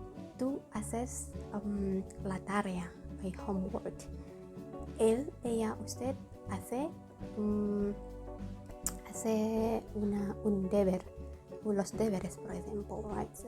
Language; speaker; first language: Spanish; non-native, learner; Indonesian